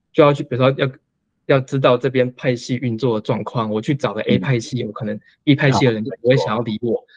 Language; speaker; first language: Chinese; native; Chinese